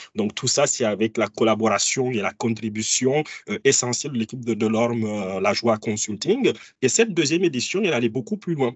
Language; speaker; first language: French; native; French